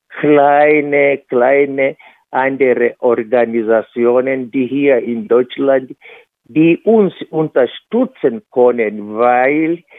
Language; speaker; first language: German; non-native, fluent; Swahili